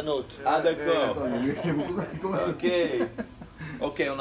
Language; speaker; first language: French; non-native, fluent; Hebrew